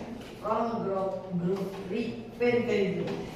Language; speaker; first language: English; non-native, learner; Indonesian